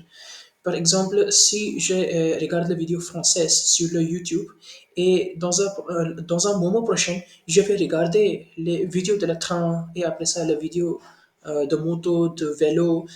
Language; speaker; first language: French; non-native, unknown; Hindi